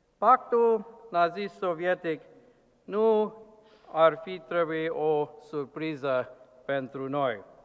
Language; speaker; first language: Romanian; non-native, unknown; English